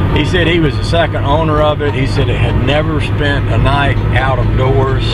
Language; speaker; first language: English; native; English